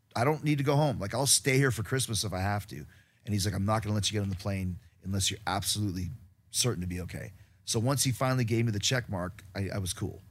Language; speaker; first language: English; native; English